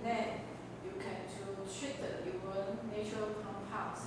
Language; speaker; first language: English; non-native, learner; Chinese